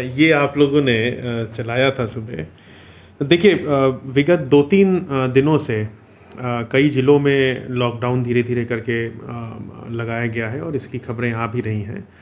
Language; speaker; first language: Hindi; native; Hindi